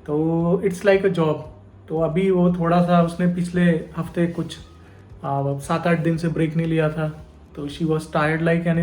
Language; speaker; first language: Hindi; native; Hindi